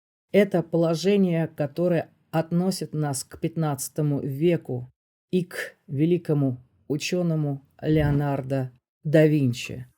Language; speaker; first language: Russian; native; Russian